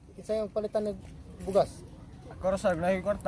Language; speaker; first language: Filipino; non-native, learner; Korean